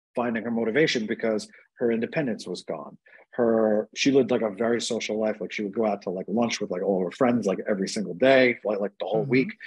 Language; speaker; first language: English; native; English